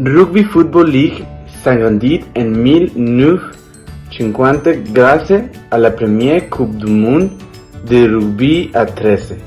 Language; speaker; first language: French; non-native, learner; Spanish